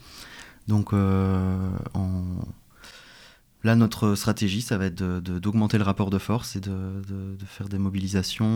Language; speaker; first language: French; native; French